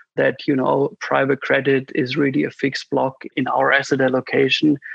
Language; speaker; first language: English; non-native, fluent; German